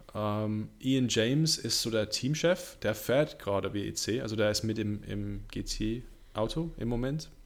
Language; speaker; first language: German; non-native, fluent; English